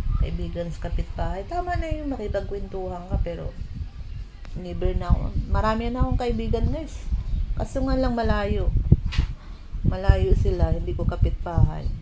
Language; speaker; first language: Filipino; non-native, local second language; Cebuano